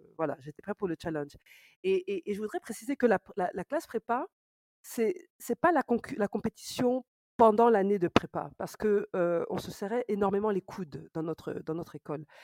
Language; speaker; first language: French; native; French